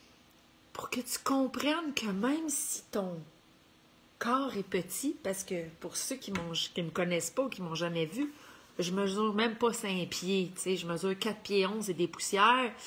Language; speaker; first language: French; native; French